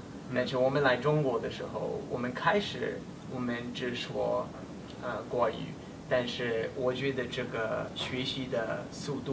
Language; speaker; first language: Chinese; non-native, learner; English